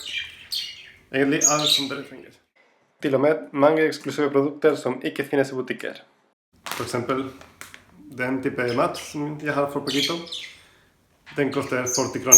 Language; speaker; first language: Norwegian; non-native, learner; Spanish